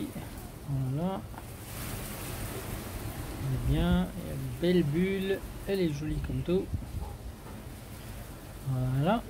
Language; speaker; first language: French; native; French